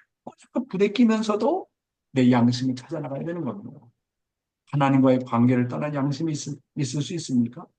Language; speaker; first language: Korean; native; Korean